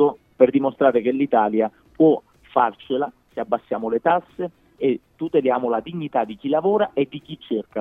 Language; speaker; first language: Italian; native; Italian